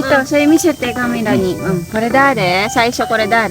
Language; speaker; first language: Japanese; native; Japanese